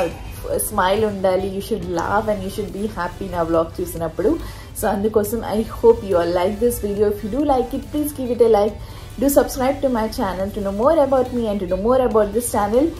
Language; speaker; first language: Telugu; non-native, local second language; Urdu